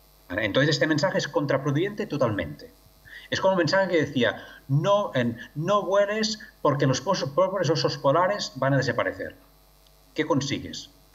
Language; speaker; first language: Spanish; non-native, local second language; Catalan